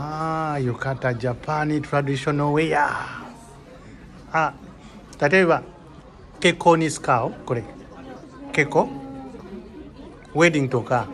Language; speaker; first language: Japanese; non-native, learner; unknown